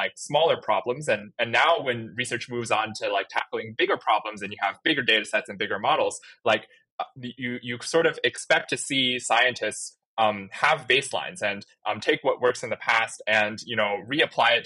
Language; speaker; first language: English; native; English